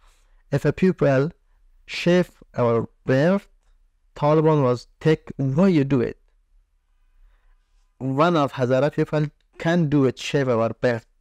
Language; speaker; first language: English; non-native, learner; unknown